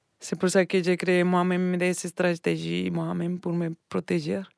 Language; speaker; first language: French; non-native, learner; Spanish